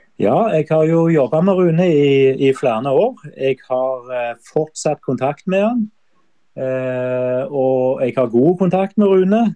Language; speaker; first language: Norwegian; native; Norwegian